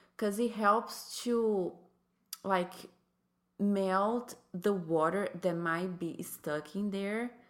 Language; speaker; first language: English; non-native, fluent; Portuguese